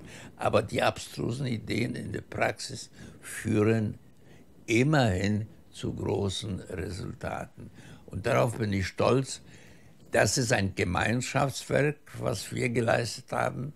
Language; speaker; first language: German; early bilingual, heritage; German